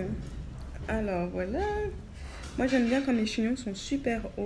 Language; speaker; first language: French; native; French